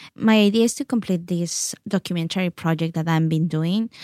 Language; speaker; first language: English; non-native, fluent; Spanish